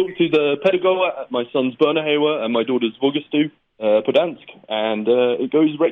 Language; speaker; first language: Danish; non-native, learner; English